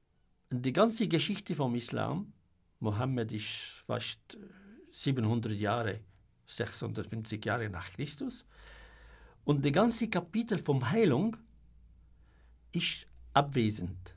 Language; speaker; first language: German; non-native, fluent; Arabic